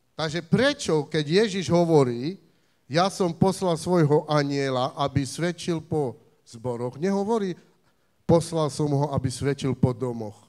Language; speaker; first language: Slovak; non-native, local second language; Romany